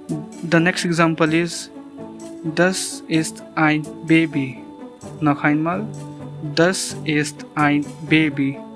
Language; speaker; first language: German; non-native, learner; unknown